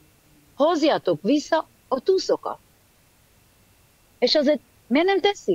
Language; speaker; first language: Hungarian; early bilingual, heritage; Hebrew